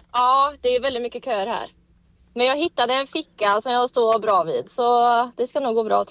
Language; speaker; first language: Swedish; native; Swedish